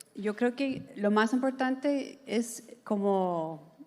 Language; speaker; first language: Spanish; non-native, fluent; English